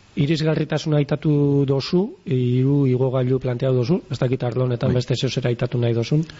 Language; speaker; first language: Basque; native; Basque